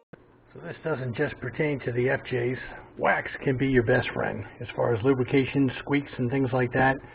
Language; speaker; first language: English; native; English